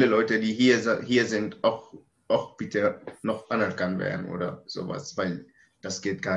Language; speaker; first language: German; non-native, learner; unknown